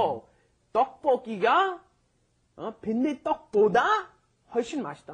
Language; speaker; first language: Korean; non-native, fluent; English